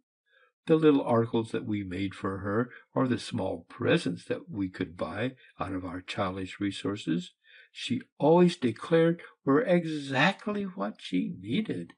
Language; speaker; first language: English; native; English